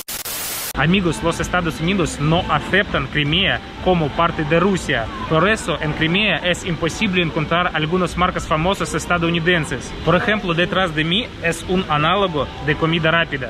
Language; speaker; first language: Spanish; non-native, fluent; Russian